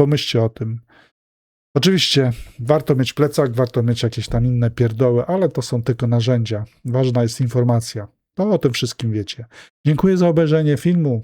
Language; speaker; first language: Polish; native; Polish